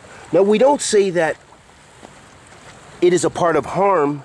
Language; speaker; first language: English; native; English